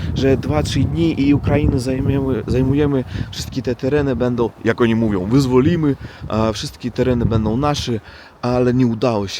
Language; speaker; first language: Polish; non-native, fluent; Russian